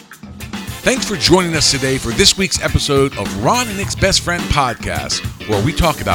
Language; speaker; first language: English; native; English